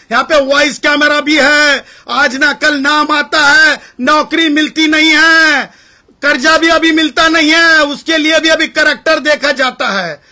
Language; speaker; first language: Hindi; non-native, local second language; Marathi